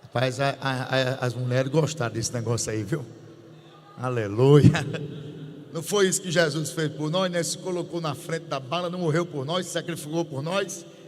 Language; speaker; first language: Portuguese; native; Portuguese